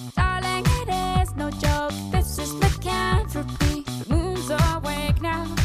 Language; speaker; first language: English; native; English